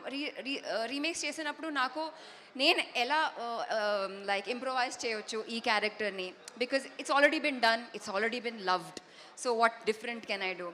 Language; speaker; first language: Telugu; non-native, fluent; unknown